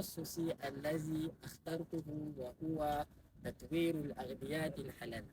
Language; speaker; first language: Arabic; non-native, learner; Malay